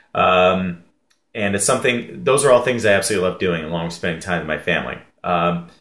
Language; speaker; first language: English; native; English